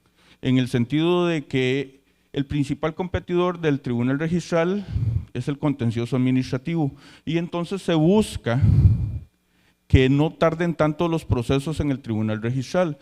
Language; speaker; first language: Spanish; native; Spanish